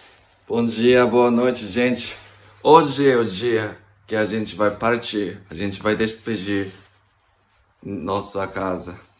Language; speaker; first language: Portuguese; non-native, fluent; Japanese